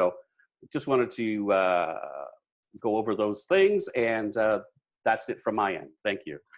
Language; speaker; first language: English; native; English